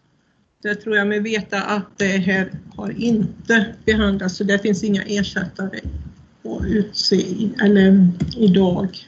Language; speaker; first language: Swedish; native; Swedish